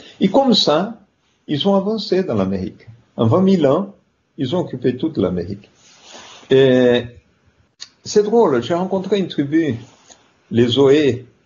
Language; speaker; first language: French; non-native, fluent; Portuguese